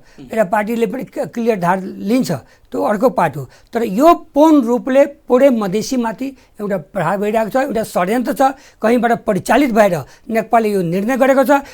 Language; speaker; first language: Nepali; non-native, local second language; Bhojpuri